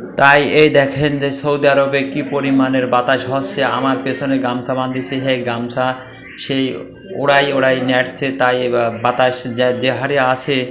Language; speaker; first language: Bangla; native; Bangla